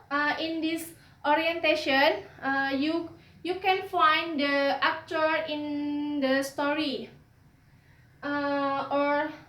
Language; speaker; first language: English; non-native, learner; Indonesian